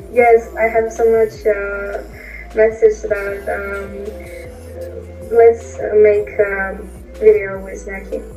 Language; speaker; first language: English; non-native, learner; Russian